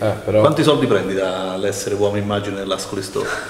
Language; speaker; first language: Italian; native; Italian